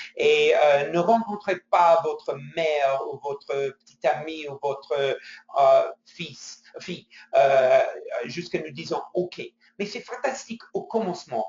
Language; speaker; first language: French; non-native, fluent; English